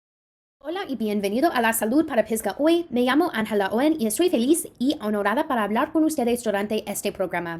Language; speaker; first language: Spanish; non-native, fluent; English